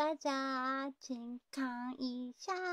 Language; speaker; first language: Chinese; non-native, learner; Japanese